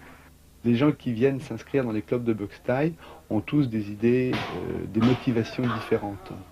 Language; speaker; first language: French; native; French